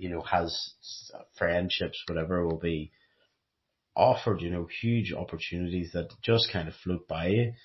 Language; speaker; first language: English; native; English